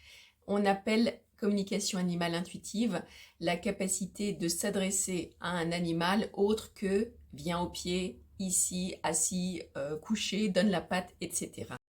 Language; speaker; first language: French; native; French